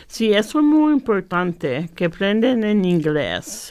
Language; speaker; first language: Spanish; early bilingual, heritage; Spanish